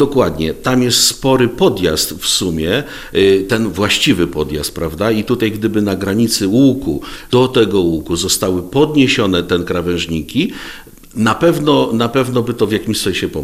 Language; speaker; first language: Polish; native; Polish